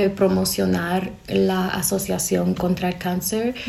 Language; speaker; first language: Spanish; non-native, fluent; English